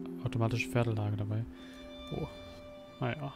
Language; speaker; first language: German; native; German